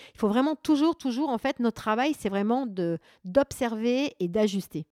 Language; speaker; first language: French; native; French